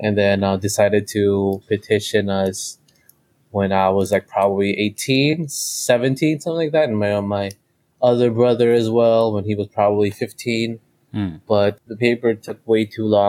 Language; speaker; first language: English; non-native, local second language; Cebuano